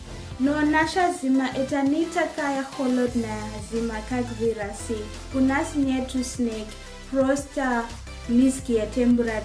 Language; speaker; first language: Russian; non-native, learner; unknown